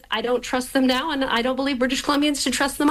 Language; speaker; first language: English; native; English